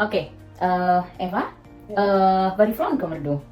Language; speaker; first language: Swedish; non-native, learner; Indonesian